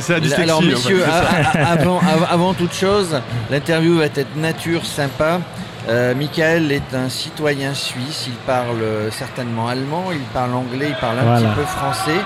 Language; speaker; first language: French; native; French